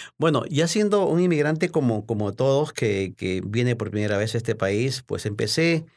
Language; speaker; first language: Spanish; native; Spanish